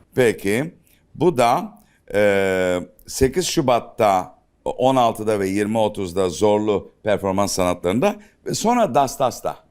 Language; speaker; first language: Turkish; native; Turkish